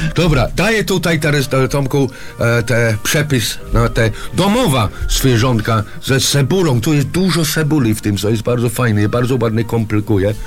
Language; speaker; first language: Polish; non-native, fluent; English